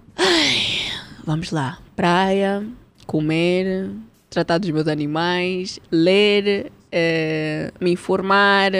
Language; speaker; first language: Portuguese; early bilingual, heritage; Portuguese